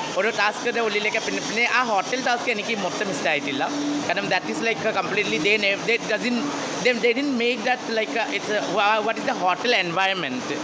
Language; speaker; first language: Malayalam; non-native, fluent; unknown